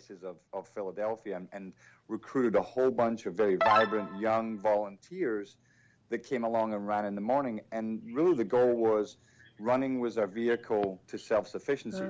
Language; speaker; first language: English; native; English